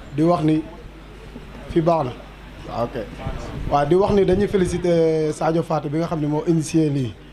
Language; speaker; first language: Wolof; native; Wolof